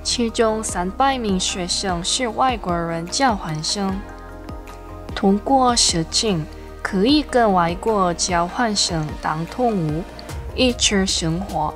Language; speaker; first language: Chinese; non-native, learner; Korean